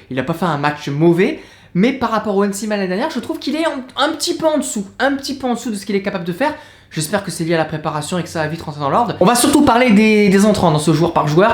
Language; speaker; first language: French; native; French